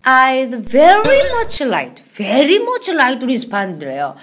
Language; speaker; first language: English; non-native, fluent; Korean